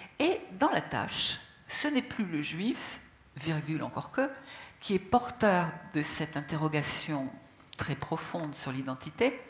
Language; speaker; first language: French; native; French